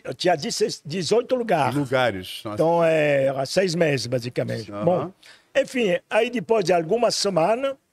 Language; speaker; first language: Portuguese; non-native, fluent; French